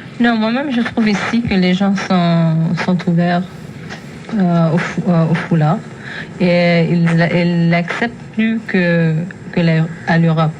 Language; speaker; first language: French; non-native, fluent; English